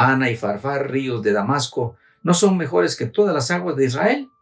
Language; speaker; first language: Spanish; native; Spanish